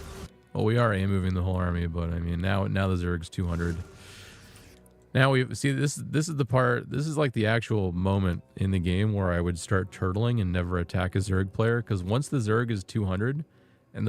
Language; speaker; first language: English; native; English